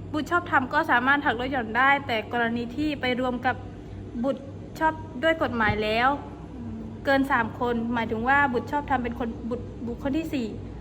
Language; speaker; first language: Thai; non-native, local second language; Pattani Malay